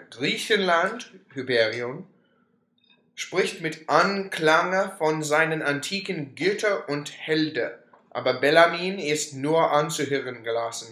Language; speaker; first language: German; non-native, learner; English